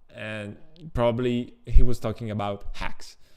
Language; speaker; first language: English; non-native, fluent; Italian